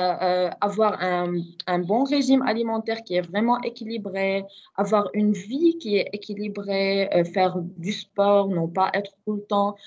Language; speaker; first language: French; non-native, fluent; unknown